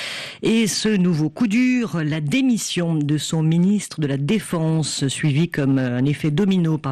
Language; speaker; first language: French; native; French